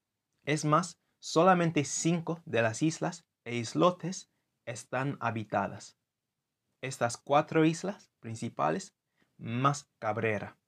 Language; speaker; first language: Spanish; non-native, fluent; English